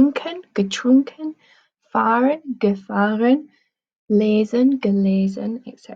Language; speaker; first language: German; non-native, fluent; English